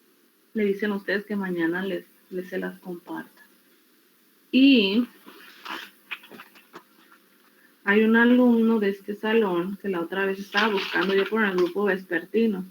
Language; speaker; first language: Spanish; native; Spanish